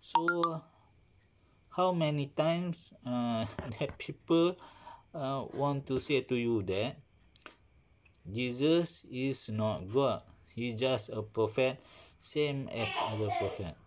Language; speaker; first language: English; non-native, learner; Malay